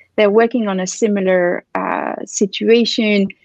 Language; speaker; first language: English; non-native, fluent; French